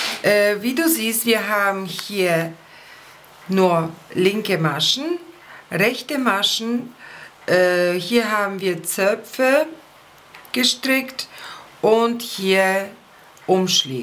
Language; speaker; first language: German; non-native, fluent; Polish